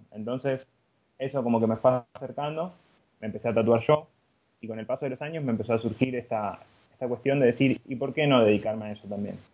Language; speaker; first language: Spanish; native; Spanish